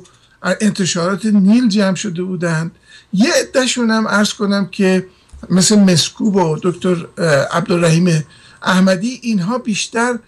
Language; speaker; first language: Persian; native; Persian